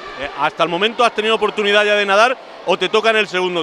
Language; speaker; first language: Spanish; native; Spanish